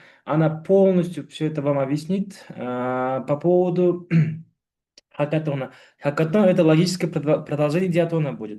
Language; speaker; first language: Russian; non-native, local second language; Uzbek